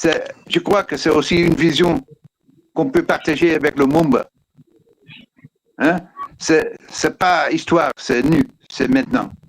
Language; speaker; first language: French; non-native, fluent; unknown